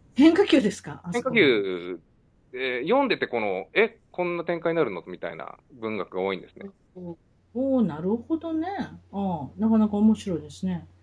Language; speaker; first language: Japanese; native; Japanese